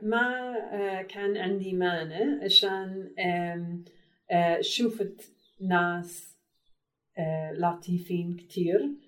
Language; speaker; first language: Arabic; non-native, learner; English